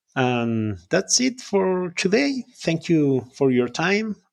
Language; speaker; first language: English; non-native, fluent; Spanish